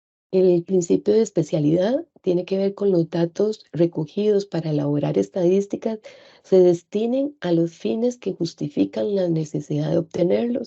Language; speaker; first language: Spanish; native; Spanish